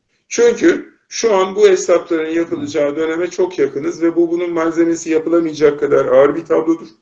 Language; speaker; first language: Turkish; native; Turkish